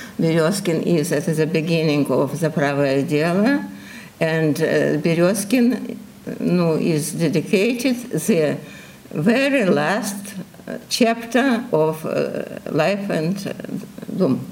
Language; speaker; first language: English; non-native, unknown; Russian